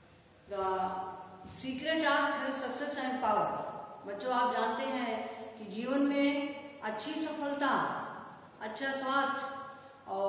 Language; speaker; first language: Hindi; native; Hindi